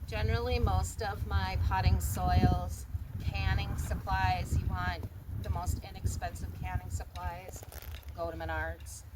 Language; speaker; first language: English; native; English